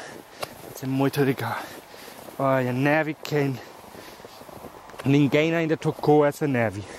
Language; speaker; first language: Portuguese; non-native, fluent; German